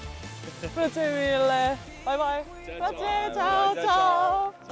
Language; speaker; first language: Italian; non-native, learner; Korean